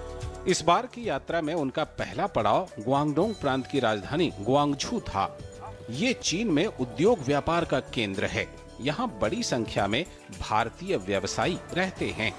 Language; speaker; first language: Hindi; native; Hindi